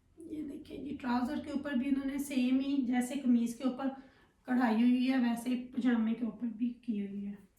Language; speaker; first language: Urdu; native; Urdu